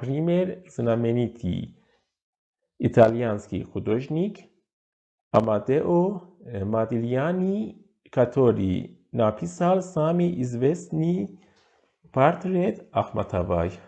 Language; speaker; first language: Russian; non-native, fluent; Persian